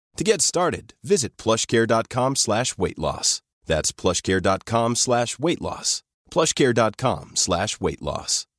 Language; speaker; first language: Swedish; non-native, fluent; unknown